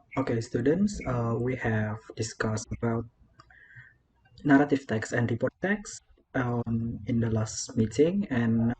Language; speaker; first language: English; non-native, fluent; Indonesian